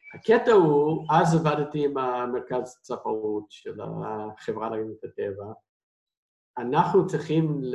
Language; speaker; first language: Hebrew; non-native, fluent; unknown